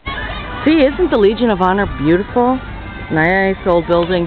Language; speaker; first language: English; native; English